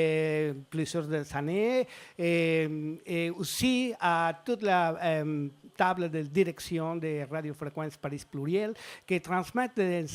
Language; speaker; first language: French; non-native, fluent; Spanish